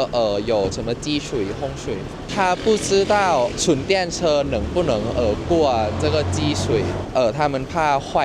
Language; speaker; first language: Chinese; non-native, fluent; Thai